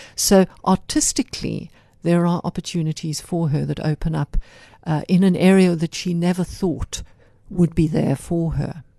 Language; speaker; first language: English; native; English